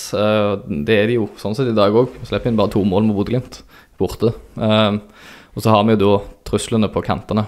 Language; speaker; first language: Norwegian; native; Norwegian